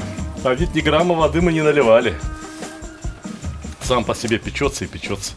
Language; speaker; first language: Russian; native; Russian